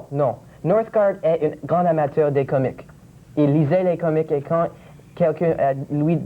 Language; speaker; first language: French; non-native, local second language; English